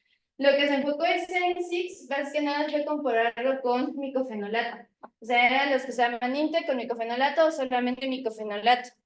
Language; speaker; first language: Spanish; native; Spanish